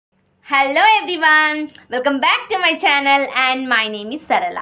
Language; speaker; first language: English; non-native, learner; Kannada